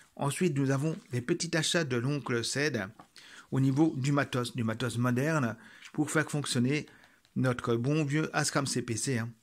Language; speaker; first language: French; native; French